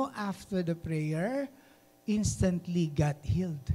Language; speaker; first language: English; non-native, local second language; Filipino